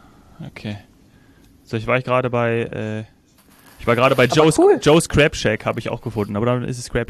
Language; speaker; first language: German; native; German